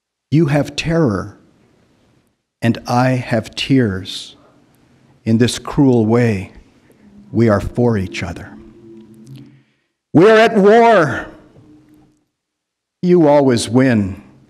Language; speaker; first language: English; early bilingual, other home language; Spanish